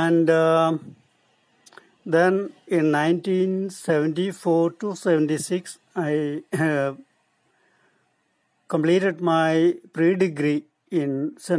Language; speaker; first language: English; non-native, local second language; Malayalam